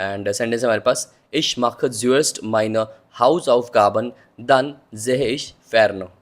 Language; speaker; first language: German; non-native, learner; Hindi